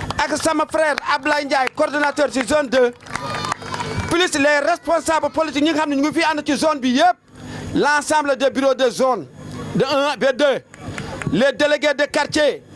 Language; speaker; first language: Wolof; non-native, local second language; Fula